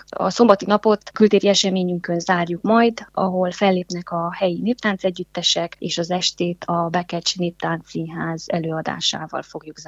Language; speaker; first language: Hungarian; native; Hungarian